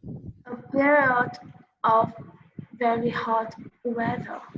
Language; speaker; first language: English; non-native, learner; Vietnamese